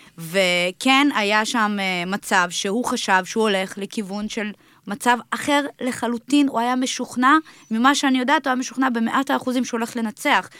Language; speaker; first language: Hebrew; early bilingual, other home language; Russian